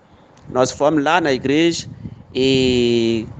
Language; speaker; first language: Portuguese; non-native, local second language; Fula